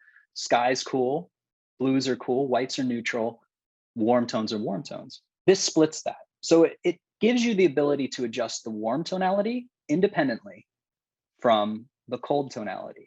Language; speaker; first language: English; native; English